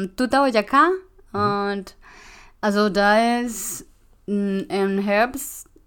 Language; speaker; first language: German; non-native, learner; Spanish